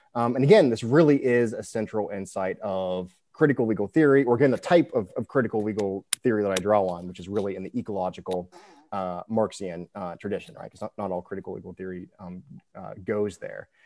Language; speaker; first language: English; native; English